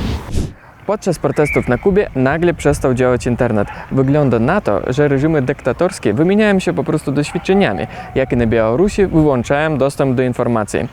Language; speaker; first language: Polish; native; Polish